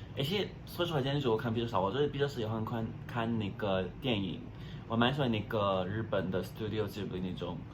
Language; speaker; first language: Chinese; non-native, fluent; English